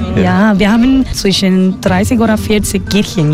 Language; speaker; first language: German; non-native, learner; Spanish